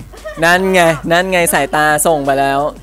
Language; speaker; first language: Thai; native; Thai